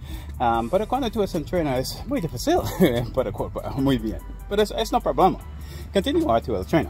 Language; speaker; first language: Spanish; non-native, learner; English